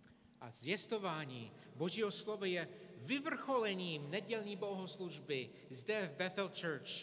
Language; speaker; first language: Czech; non-native, fluent; English